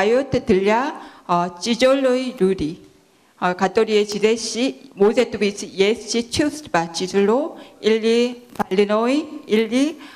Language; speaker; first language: Russian; non-native, learner; Korean